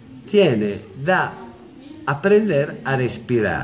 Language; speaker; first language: Spanish; non-native, learner; Italian